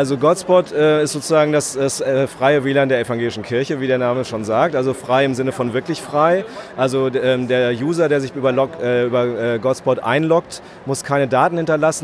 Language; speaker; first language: German; native; German